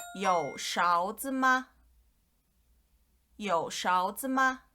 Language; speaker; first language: Chinese; non-native, fluent; Korean